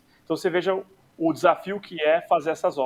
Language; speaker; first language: Portuguese; native; Portuguese